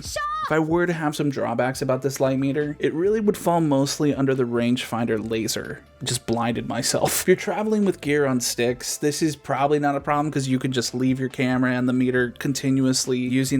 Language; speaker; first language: English; native; English